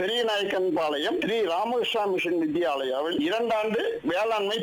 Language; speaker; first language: Tamil; native; Tamil